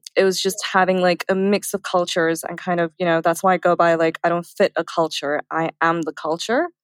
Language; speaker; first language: English; early bilingual, other home language; Arabic